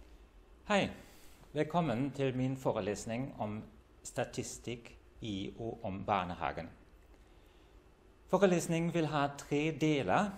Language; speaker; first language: Norwegian; non-native, fluent; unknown